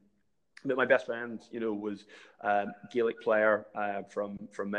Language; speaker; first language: English; native; English